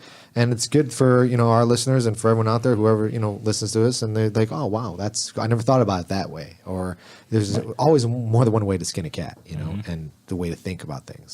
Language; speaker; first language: English; native; English